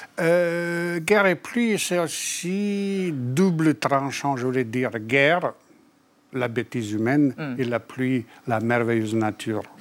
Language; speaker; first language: French; non-native, fluent; Bosnian